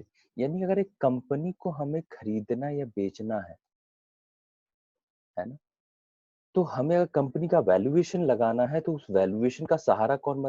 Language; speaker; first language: Hindi; native; Hindi